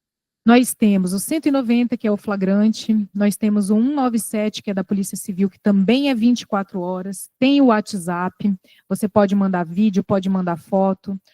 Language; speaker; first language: Portuguese; native; Portuguese